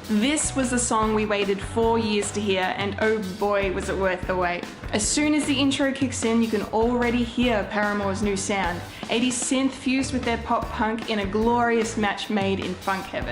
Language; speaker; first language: English; native; English